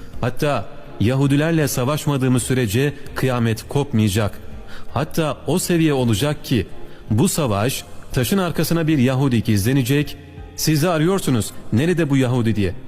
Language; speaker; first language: Turkish; native; Turkish